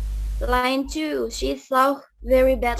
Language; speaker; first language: English; non-native, learner; Indonesian